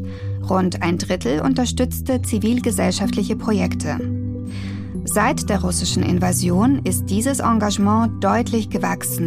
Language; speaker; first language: German; native; German